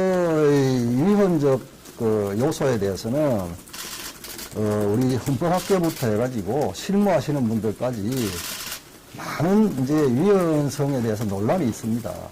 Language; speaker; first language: Korean; native; Korean